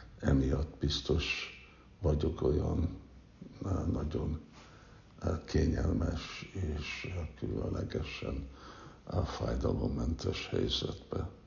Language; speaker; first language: Hungarian; early bilingual, heritage; Hungarian